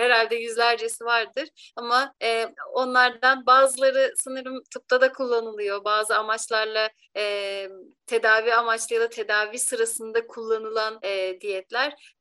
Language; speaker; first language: Turkish; native; Turkish